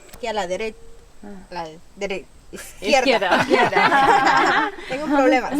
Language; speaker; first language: Spanish; non-native, learner; English